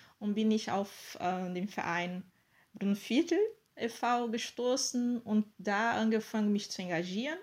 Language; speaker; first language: German; non-native, fluent; Portuguese